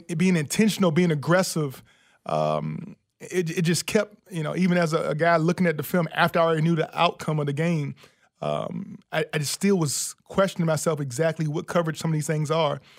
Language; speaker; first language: English; native; English